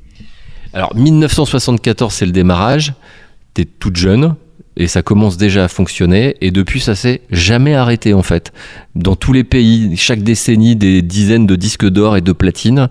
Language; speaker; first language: French; native; French